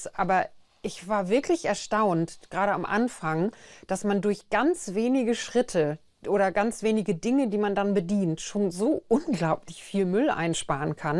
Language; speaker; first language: German; native; German